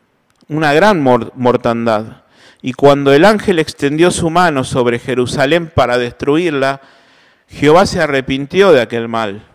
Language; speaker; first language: Spanish; native; Spanish